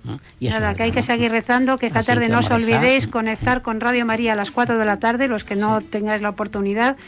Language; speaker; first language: Spanish; native; Spanish